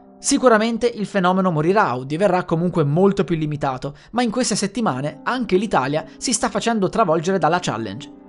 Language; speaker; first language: Italian; native; Italian